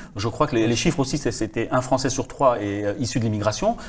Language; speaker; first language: French; native; French